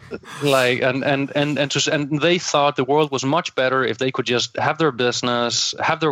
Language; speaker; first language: English; non-native, fluent; Danish